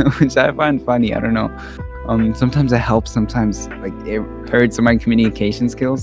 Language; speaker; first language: English; early bilingual, other home language; Arabic